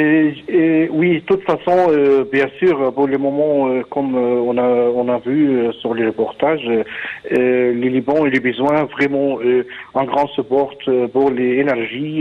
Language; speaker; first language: French; non-native, fluent; Arabic